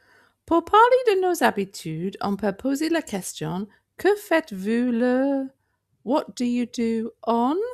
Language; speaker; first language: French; non-native, fluent; English